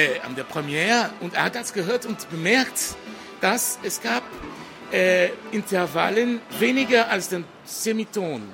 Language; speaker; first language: German; non-native, fluent; French